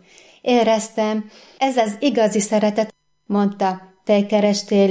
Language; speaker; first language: Hungarian; non-native, fluent; Arabic